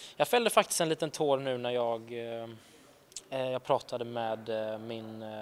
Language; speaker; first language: Swedish; early bilingual, other home language; Icelandic